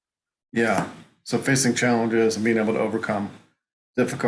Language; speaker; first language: English; native; English